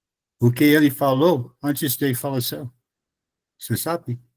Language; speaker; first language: Portuguese; non-native, fluent; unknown